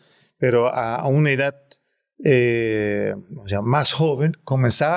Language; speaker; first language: Spanish; non-native, fluent; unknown